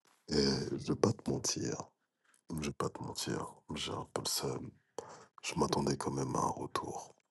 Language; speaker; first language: French; native; French